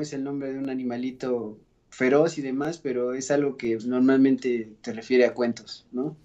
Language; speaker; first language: Spanish; native; Spanish